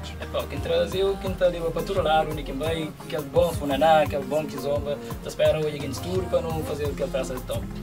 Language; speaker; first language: Portuguese; non-native, local second language; Kabuverdianu